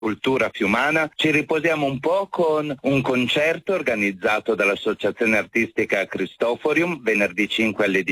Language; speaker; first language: Italian; native; Italian